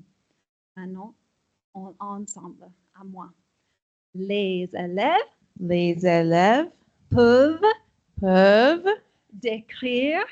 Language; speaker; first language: French; non-native, fluent; English